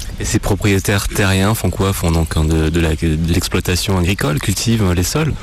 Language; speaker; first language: French; native; French